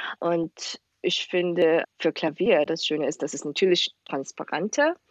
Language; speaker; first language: German; non-native, fluent; English